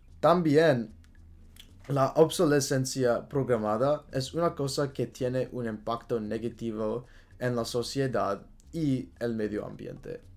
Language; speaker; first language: Spanish; non-native, learner; English